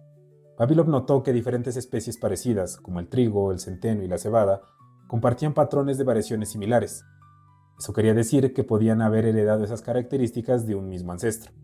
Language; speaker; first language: Spanish; native; Spanish